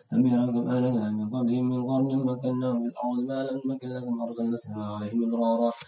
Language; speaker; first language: Arabic; non-native, learner; Indonesian